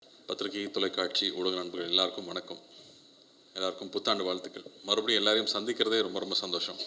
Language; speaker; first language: Tamil; native; Tamil